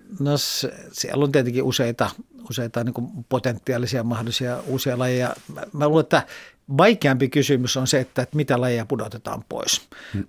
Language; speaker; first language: Finnish; native; Finnish